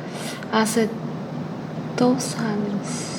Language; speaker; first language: Spanish; non-native, learner; Chinese